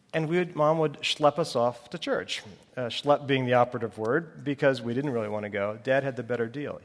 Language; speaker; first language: English; native; English